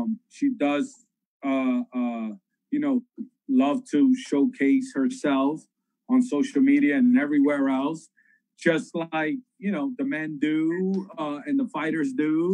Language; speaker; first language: English; native; English